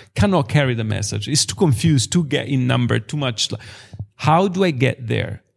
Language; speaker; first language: English; non-native, fluent; Italian